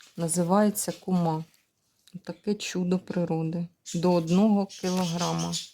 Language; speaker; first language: Ukrainian; native; Ukrainian